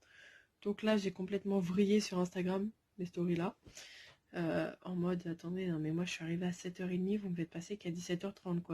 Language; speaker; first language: French; native; French